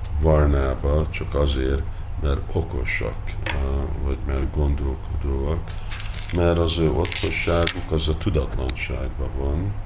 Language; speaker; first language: Hungarian; early bilingual, heritage; Hungarian